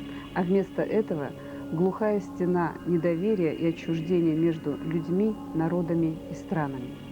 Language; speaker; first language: Russian; native; Russian